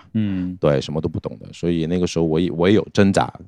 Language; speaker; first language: Chinese; non-native, local second language; Cantonese